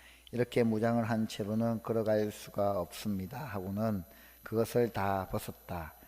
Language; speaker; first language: Korean; native; Korean